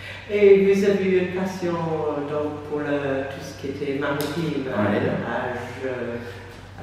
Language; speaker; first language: French; non-native, fluent; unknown